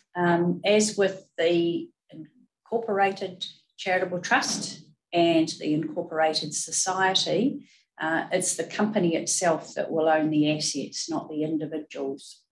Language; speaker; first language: English; native; English